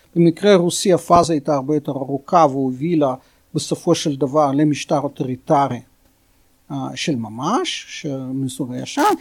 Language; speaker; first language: Hebrew; non-native, fluent; Russian